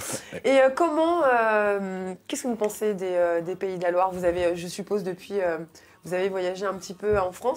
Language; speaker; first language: French; native; French